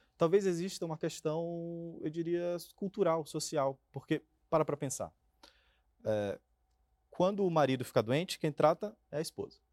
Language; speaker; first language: Portuguese; native; Portuguese